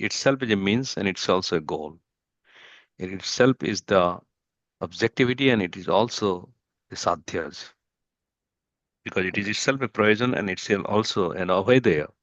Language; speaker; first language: English; non-native, fluent; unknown